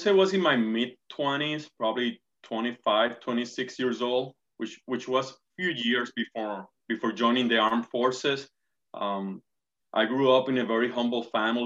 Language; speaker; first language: English; non-native, fluent; Spanish